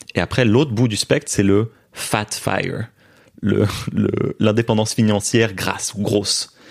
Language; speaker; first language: French; native; French